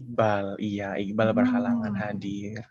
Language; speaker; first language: Indonesian; native; Indonesian